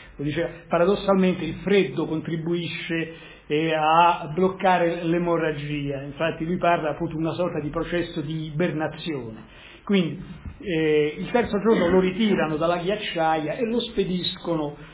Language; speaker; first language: Italian; native; Italian